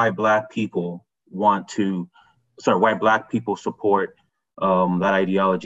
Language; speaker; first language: English; early bilingual, other home language; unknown